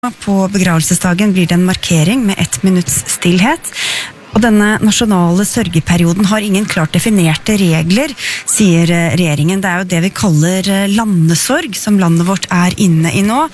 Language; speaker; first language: Norwegian; native; Norwegian